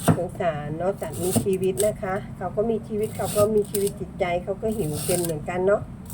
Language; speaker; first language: Thai; non-native, local second language; Northern Khmer